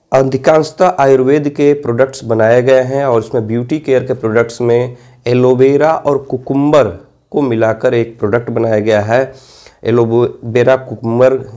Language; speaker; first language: Hindi; native; Hindi